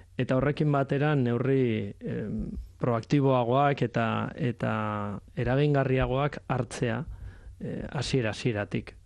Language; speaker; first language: Basque; native; Basque